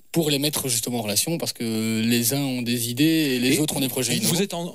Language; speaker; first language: French; native; French